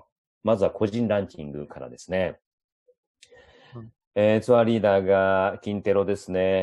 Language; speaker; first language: Japanese; native; Japanese